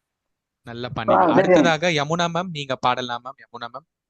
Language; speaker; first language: Tamil; native; Tamil